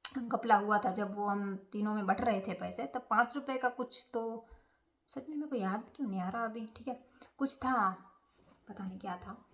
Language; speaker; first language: Hindi; non-native, local second language; Gujarati